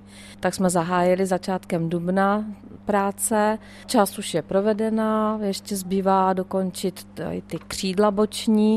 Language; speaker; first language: Czech; native; Czech